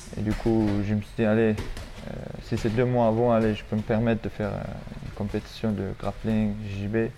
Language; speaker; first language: French; non-native, fluent; Russian